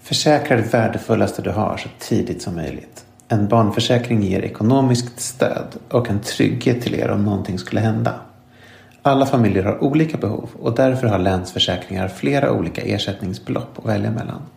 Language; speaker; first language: Swedish; native; Swedish